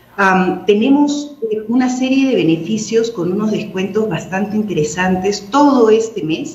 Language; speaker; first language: Spanish; native; Spanish